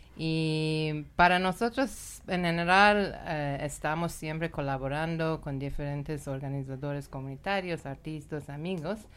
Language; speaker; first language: Spanish; non-native, learner; Persian